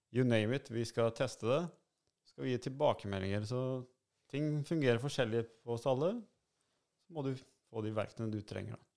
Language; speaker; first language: Norwegian; early bilingual, other home language; Albanian